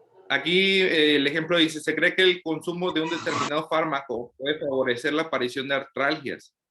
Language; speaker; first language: Spanish; native; Spanish